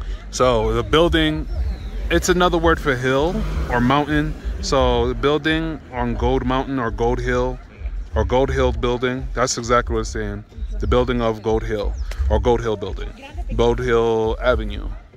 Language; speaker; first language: English; native; English